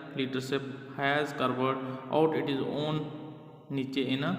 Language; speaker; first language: English; non-native, local second language; Punjabi